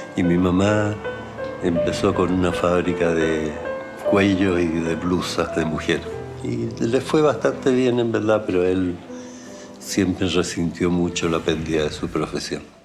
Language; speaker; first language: Spanish; early bilingual, other home language; German